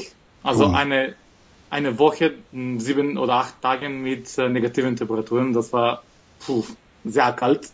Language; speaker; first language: German; non-native, fluent; Macedonian